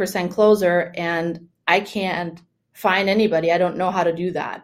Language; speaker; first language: English; non-native, fluent; German